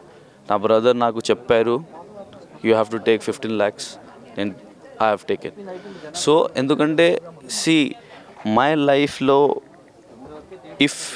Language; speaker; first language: Telugu; non-native, learner; Hindi